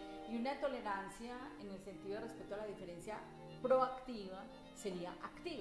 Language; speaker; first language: Spanish; native; Spanish